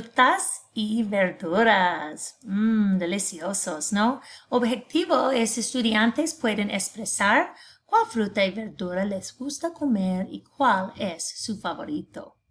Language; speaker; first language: Spanish; non-native, fluent; English